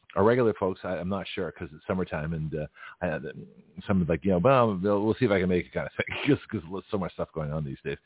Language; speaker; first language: English; native; English